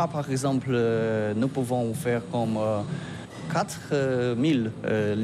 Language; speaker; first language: French; non-native, learner; Polish